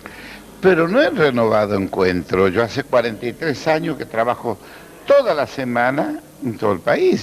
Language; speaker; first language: Spanish; native; Spanish